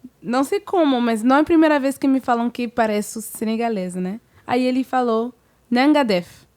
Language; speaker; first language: Portuguese; non-native, fluent; French